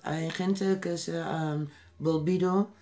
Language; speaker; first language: Spanish; non-native, learner; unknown